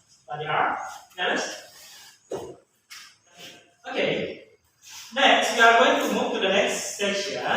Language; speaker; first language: English; non-native, learner; Indonesian